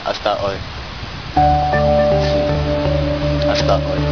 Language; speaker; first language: Spanish; non-native, learner; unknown